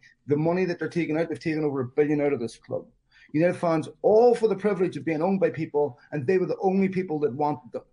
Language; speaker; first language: English; native; English